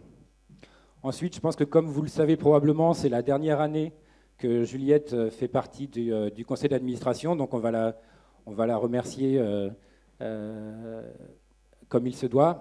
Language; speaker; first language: French; native; French